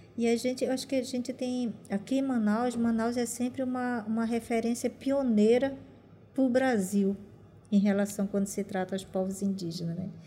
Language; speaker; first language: Portuguese; non-native, local second language; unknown